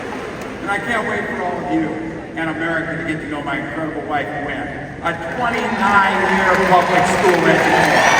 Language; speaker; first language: English; native; English